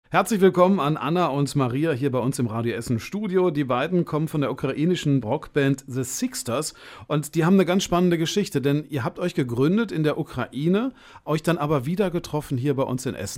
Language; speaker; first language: German; native; German